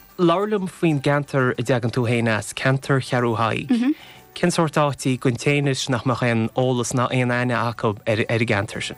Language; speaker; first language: Irish; native; Irish